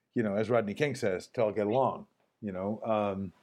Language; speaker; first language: English; native; English